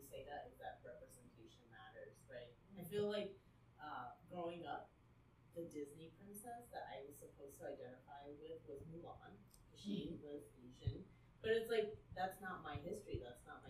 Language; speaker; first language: English; early bilingual, other home language; Vietnamese